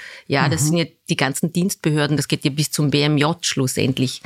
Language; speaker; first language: German; early bilingual, other home language; Turkish